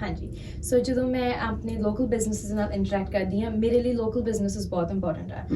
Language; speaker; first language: Punjabi; early bilingual, heritage; Punjabi